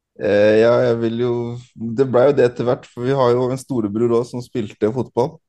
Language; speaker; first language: Norwegian; early bilingual, other home language; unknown